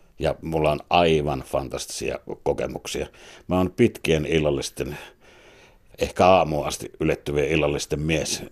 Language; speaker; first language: Finnish; native; Finnish